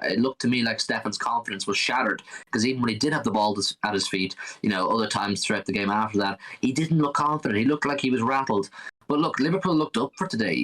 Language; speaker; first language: English; native; English